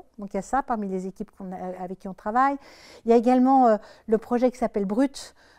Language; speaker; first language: French; native; French